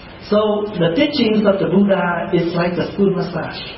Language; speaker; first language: English; non-native, fluent; Vietnamese